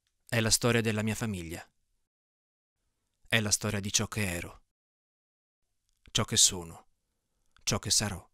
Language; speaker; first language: Italian; native; Italian